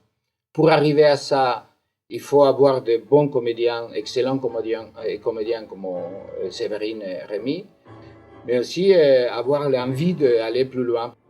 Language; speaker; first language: French; non-native, fluent; Spanish